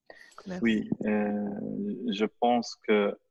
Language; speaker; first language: French; non-native, fluent; Arabic